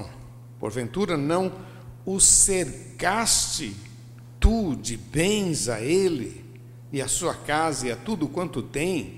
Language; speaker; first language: Portuguese; native; Portuguese